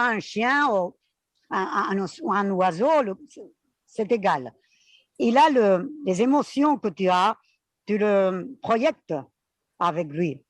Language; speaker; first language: French; non-native, fluent; Spanish